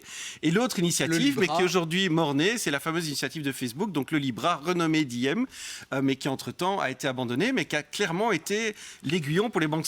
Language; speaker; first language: French; native; French